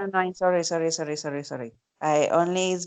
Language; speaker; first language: English; non-native, learner; Spanish